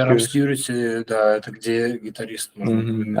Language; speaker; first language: Russian; native; Russian